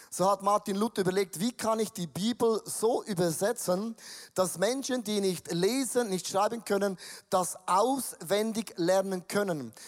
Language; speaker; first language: German; native; German